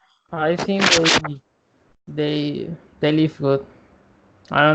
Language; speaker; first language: English; non-native, learner; Spanish